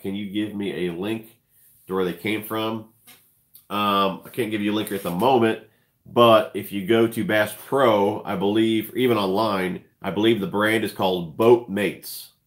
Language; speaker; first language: English; native; English